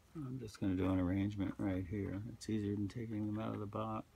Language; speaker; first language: English; native; English